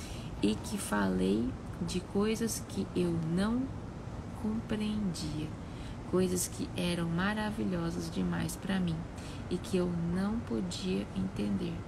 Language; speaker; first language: Portuguese; native; Portuguese